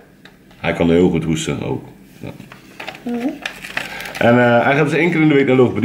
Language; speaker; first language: Dutch; native; Dutch